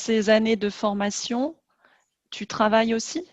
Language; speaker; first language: French; native; French